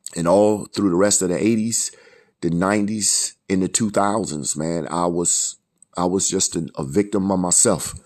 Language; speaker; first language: English; native; English